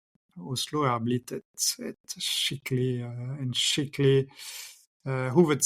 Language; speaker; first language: Norwegian; non-native, fluent; French